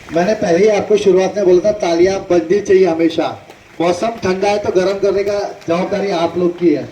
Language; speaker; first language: Hindi; non-native, local second language; Marathi